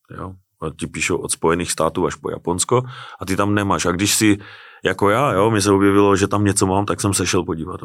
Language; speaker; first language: Czech; native; Czech